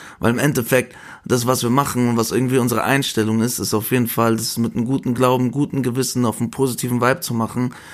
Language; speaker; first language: German; early bilingual, other home language; Spanish